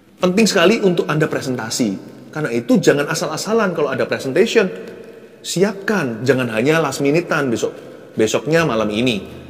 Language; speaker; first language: Indonesian; native; Indonesian